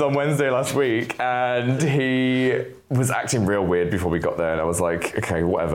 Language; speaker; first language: English; native; English